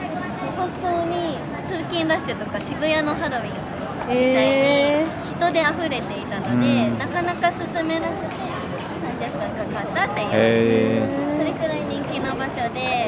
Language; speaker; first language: Japanese; native; Japanese